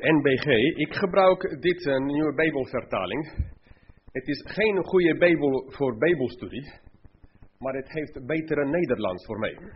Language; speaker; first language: Dutch; non-native, fluent; English